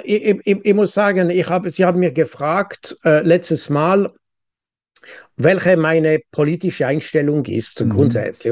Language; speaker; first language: German; non-native, local second language; French